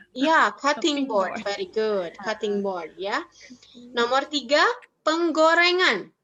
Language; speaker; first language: English; non-native, fluent; Indonesian